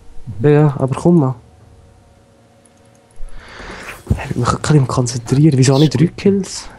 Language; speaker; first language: German; native; German